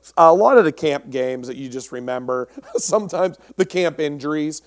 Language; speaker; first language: English; native; English